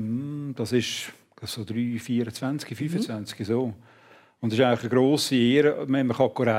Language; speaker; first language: German; native; German